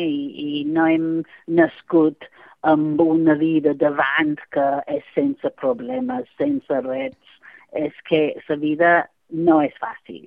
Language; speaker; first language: Catalan; non-native, fluent; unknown